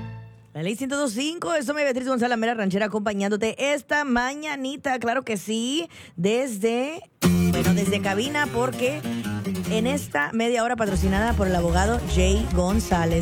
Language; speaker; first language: Spanish; native; Spanish